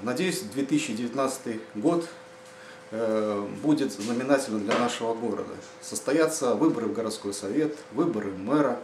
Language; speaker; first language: Russian; native; Russian